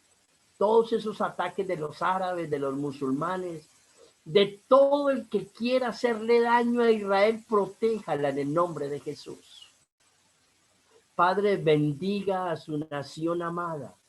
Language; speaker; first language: Spanish; native; Spanish